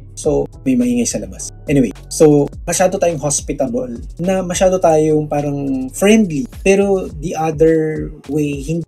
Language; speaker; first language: Filipino; non-native, local second language; Cebuano